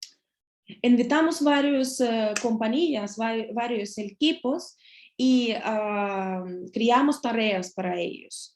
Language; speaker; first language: Spanish; non-native, learner; Russian